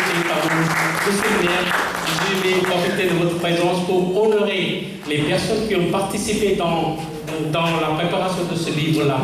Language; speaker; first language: French; non-native, fluent; Tamil